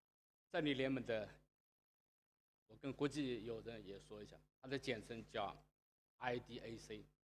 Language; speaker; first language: Chinese; native; Chinese